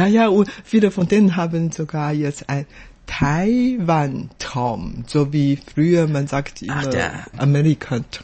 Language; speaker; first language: German; non-native, fluent; Chinese